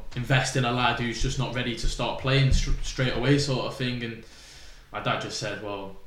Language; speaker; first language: English; native; English